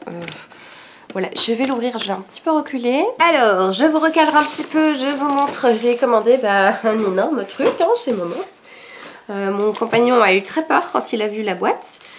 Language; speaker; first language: French; native; French